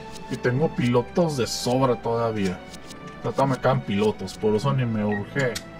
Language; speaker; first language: Spanish; native; Spanish